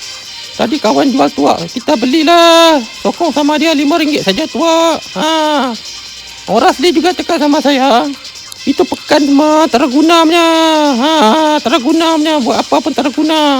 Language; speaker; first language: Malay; non-native, local second language; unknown